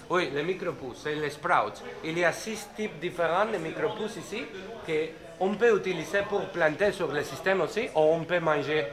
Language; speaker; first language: French; non-native, learner; Spanish